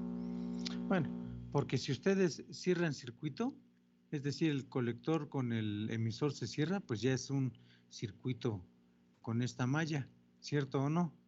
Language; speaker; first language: Spanish; native; Spanish